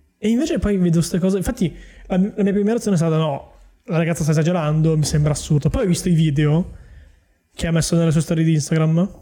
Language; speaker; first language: Italian; native; Italian